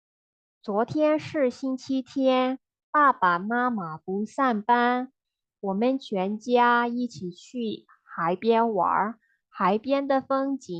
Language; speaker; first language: Chinese; non-native, fluent; Burmese